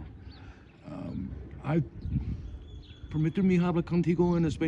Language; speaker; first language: Spanish; non-native, learner; English